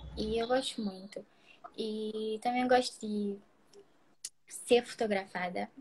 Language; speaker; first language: Portuguese; native; Portuguese